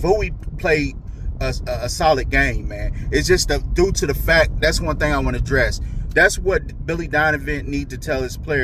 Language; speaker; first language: English; native; English